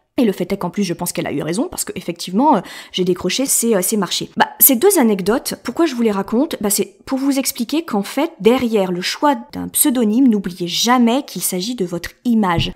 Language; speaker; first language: French; native; French